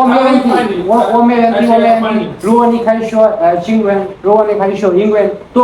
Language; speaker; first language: Chinese; non-native, learner; Hindi